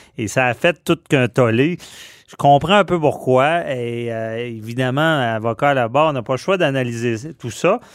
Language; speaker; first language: French; native; French